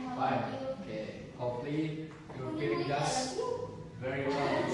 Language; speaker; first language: English; non-native, learner; Indonesian